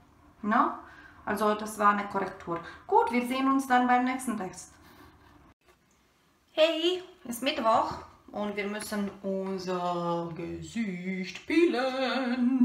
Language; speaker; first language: German; non-native, fluent; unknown